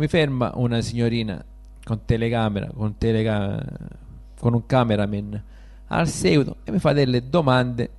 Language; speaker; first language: Italian; native; Italian